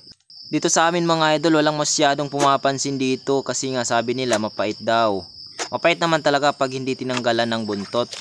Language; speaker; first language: Filipino; native; Filipino